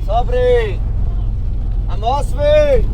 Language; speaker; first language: Arabic; native; Arabic